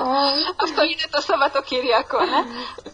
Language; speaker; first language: Greek; non-native, learner; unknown